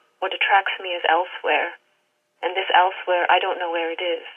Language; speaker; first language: English; native; English